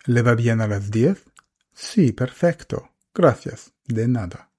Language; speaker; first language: Spanish; non-native, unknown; German